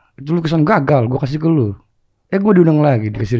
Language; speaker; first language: Indonesian; native; Indonesian